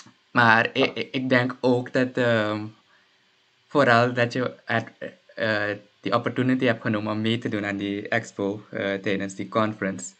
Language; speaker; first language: Dutch; native; Dutch